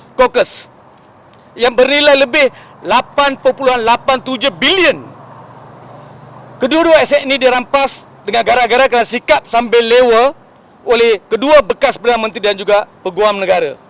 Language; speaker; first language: Malay; non-native, local second language; Tamil